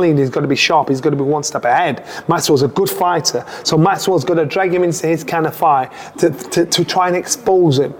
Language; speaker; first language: English; native; English